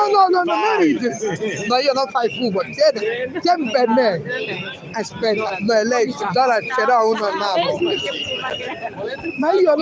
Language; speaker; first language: Italian; non-native, learner; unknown